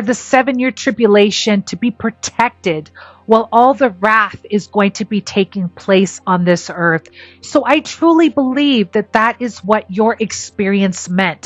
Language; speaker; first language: English; native; English